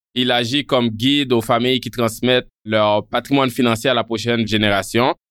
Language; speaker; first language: French; non-native, local second language; Haitian Creole